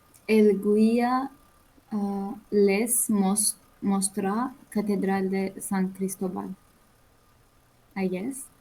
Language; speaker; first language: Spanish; non-native, learner; English